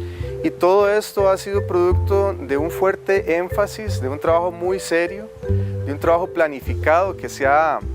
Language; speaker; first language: Spanish; native; Spanish